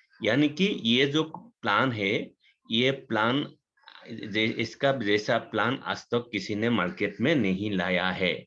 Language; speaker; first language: Hindi; non-native, local second language; Assamese